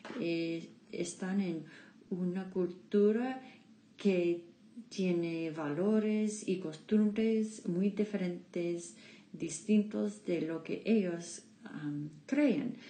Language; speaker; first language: Spanish; non-native, learner; English